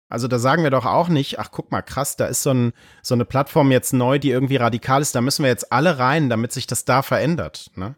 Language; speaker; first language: German; native; German